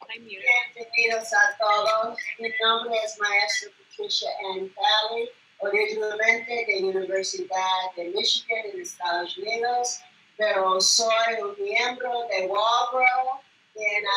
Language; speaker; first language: Spanish; non-native, learner; English